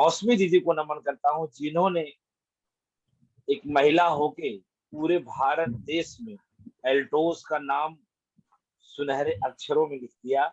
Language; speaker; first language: Hindi; native; Hindi